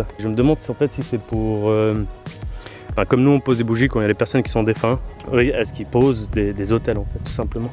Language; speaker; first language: French; native; French